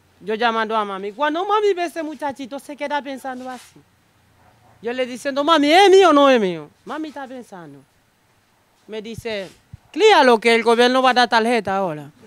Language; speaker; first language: Spanish; non-native, learner; Haitian Creole